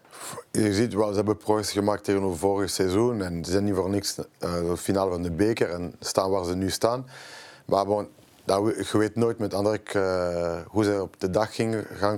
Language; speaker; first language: Dutch; non-native, local second language; French